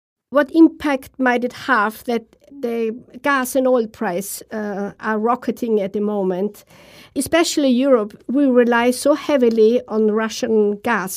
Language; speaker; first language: English; non-native, fluent; German